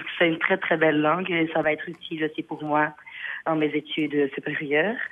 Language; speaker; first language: French; non-native, learner; Portuguese